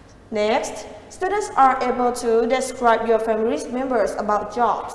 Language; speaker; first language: English; non-native, fluent; Thai